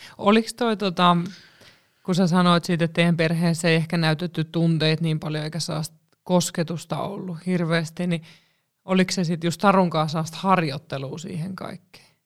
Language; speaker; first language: Finnish; native; Finnish